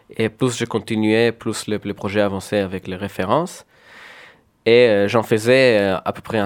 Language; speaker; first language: French; non-native, fluent; Hebrew